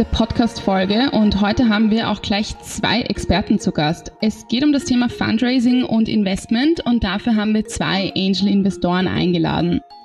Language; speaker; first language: German; native; German